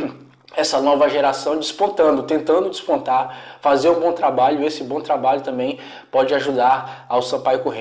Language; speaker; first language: Portuguese; native; Portuguese